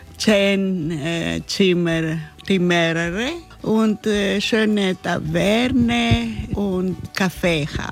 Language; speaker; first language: German; non-native, learner; Greek